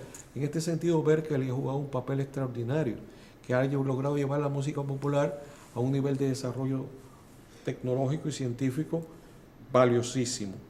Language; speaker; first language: Spanish; native; Spanish